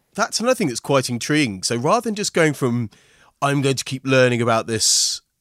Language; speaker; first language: English; early bilingual, other home language; Hindi